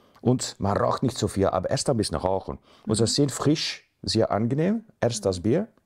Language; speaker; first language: German; non-native, learner; Dutch